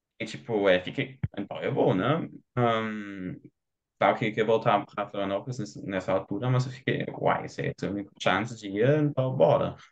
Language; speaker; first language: Portuguese; non-native, fluent; German